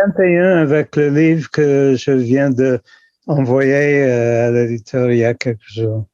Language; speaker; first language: French; non-native, local second language; English